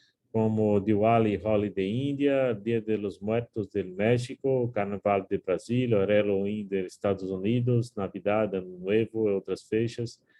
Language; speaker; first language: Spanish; non-native, learner; Portuguese